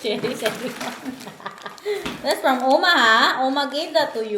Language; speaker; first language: English; non-native, local second language; Filipino